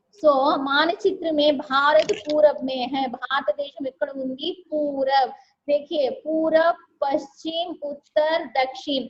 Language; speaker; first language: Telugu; non-native, local second language; Urdu